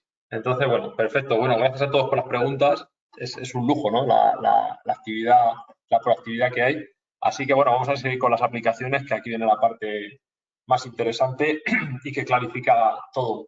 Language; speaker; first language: Spanish; native; Spanish